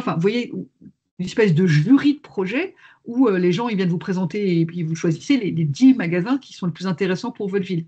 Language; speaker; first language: French; native; French